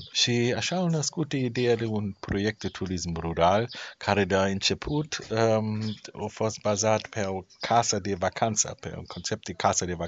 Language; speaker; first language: Romanian; non-native, learner; German